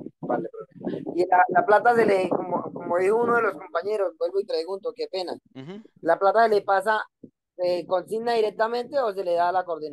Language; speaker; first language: Spanish; native; Spanish